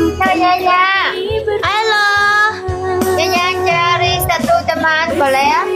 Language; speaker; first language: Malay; non-native, learner; Vietnamese